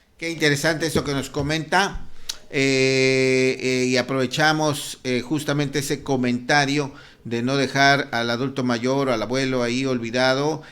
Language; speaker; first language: Spanish; native; Spanish